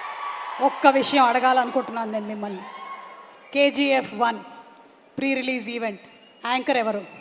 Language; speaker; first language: Telugu; native; Telugu